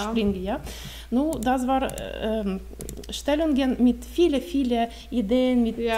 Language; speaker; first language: German; non-native, learner; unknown